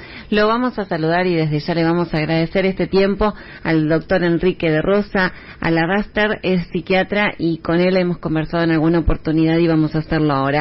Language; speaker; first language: Spanish; native; Spanish